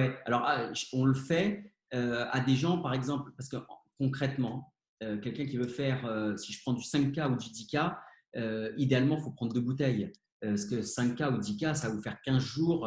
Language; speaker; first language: French; native; French